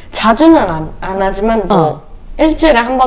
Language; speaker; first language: Korean; early bilingual, other home language; English